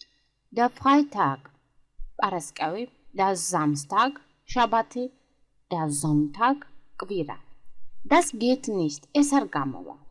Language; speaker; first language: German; non-native, fluent; Georgian